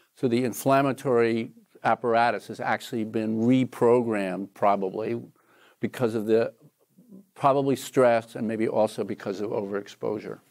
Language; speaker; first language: English; native; English